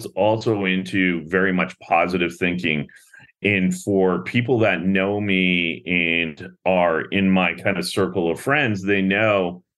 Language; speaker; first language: English; native; English